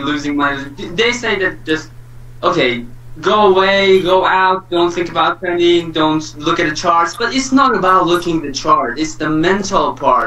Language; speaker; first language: English; non-native, fluent; Persian